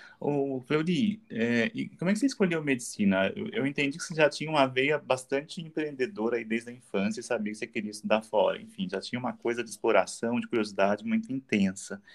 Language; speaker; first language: Portuguese; native; Portuguese